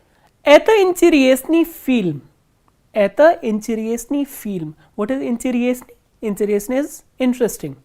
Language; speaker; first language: Russian; non-native, fluent; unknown